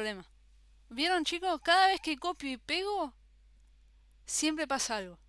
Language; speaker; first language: Spanish; native; Spanish